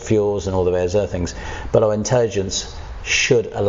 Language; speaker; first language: English; native; English